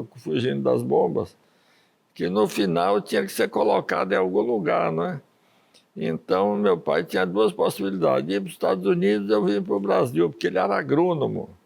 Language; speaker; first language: Portuguese; early bilingual, other home language; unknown